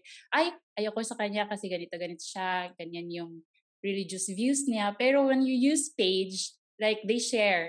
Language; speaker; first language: English; non-native, local second language; Cebuano